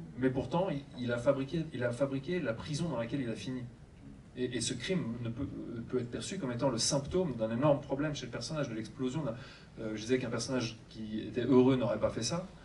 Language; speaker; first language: French; native; French